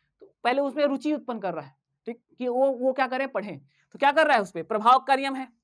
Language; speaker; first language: Hindi; native; Hindi